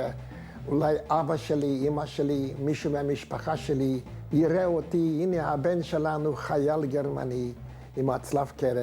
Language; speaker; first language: Hebrew; non-native, fluent; Hungarian